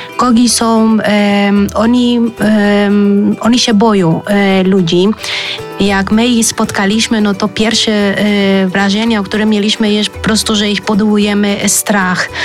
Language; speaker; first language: Polish; early bilingual, heritage; Spanish